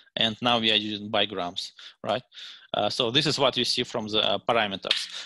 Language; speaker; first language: English; non-native, fluent; Russian